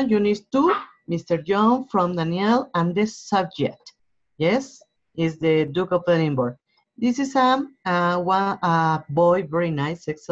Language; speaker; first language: English; non-native, learner; Spanish